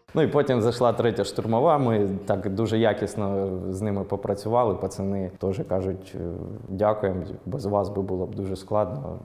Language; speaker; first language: Ukrainian; non-native, local second language; Russian